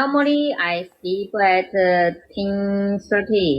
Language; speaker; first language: English; non-native, learner; Chinese